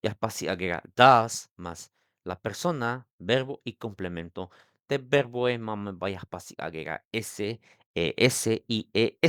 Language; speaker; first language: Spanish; non-native, local second language; Tzeltal